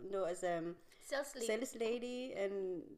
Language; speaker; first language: English; non-native, local second language; Filipino